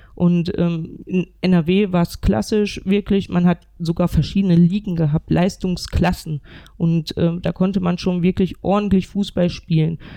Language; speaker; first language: German; native; German